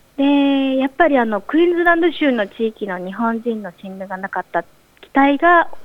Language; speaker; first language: Japanese; native; Japanese